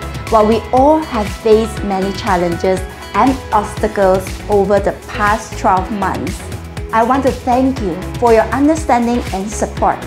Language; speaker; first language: English; non-native, local second language; Chinese